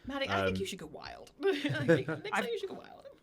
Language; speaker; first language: English; native; English